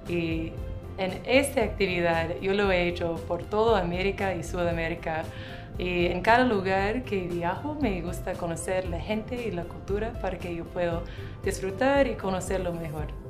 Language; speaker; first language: Spanish; non-native, fluent; English